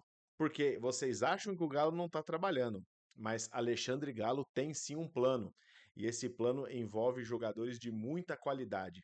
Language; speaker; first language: Portuguese; native; Portuguese